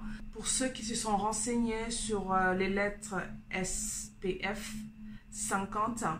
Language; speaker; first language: French; native; French